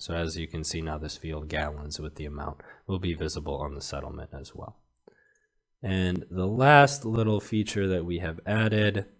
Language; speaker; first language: English; native; English